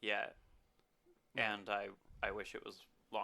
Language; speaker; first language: English; native; English